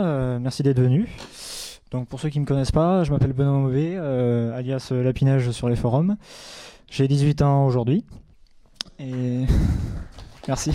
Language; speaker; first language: French; native; French